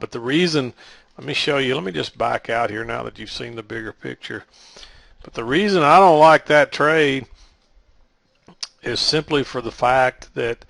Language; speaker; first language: English; native; English